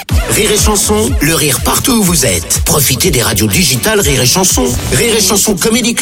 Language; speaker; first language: French; native; French